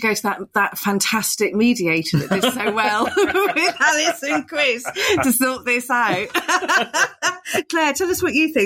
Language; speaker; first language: English; native; English